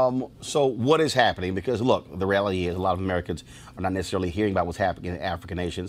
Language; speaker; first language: English; native; English